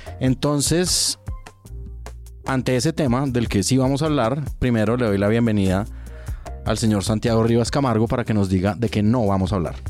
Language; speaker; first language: Spanish; native; Spanish